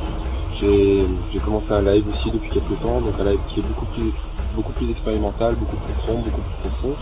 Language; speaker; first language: French; native; French